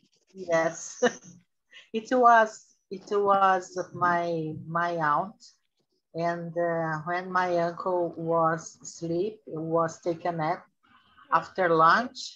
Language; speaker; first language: English; non-native, learner; Portuguese